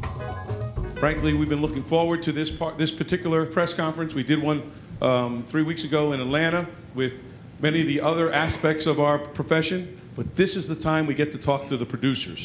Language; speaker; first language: English; native; English